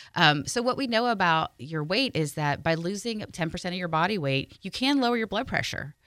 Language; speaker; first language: English; native; English